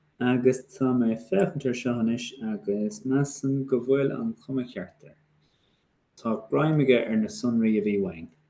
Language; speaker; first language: Irish; native; Irish